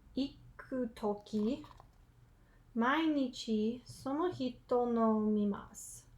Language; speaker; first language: Japanese; non-native, learner; English